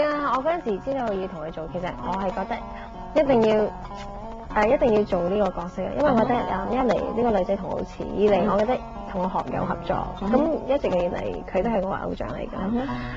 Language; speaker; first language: Cantonese; early bilingual, heritage; Cantonese